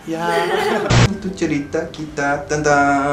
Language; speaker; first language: Indonesian; non-native, fluent; Portuguese